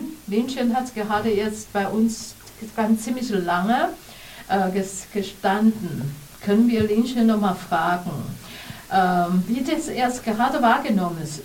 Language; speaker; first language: German; non-native, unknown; Chinese